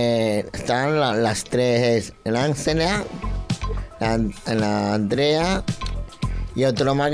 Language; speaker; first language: Catalan; non-native, local second language; Spanish